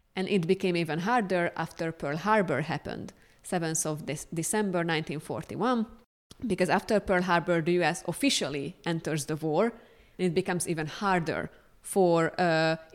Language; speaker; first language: English; non-native, fluent; Hungarian